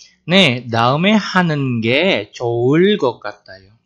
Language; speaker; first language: Korean; non-native, fluent; Indonesian